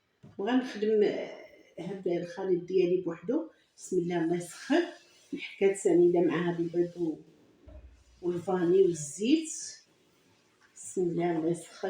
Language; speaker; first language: Arabic; native; Arabic